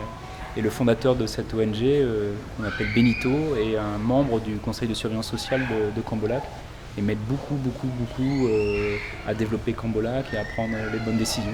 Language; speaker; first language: French; native; French